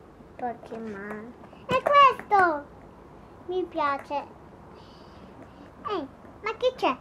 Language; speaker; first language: Italian; early bilingual, heritage; Italian